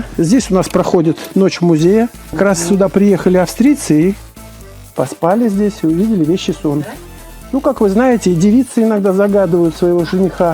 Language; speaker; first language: Russian; native; Russian